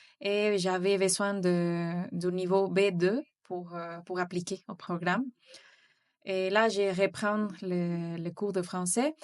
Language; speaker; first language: French; non-native, fluent; Spanish